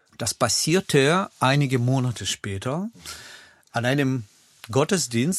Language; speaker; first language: German; non-native, fluent; Russian